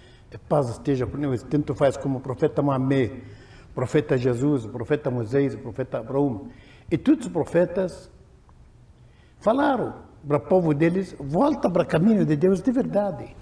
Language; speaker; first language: Portuguese; non-native, learner; Arabic